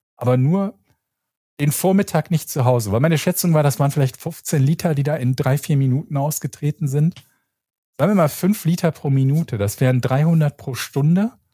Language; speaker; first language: German; native; German